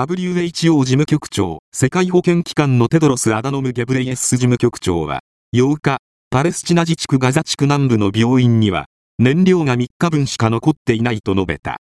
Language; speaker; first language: Japanese; native; Japanese